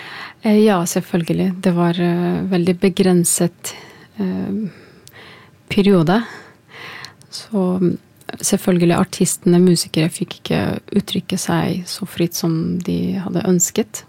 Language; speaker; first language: Norwegian; non-native, fluent; Azerbaijani